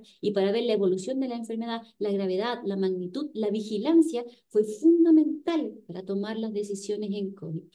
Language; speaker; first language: Spanish; native; Spanish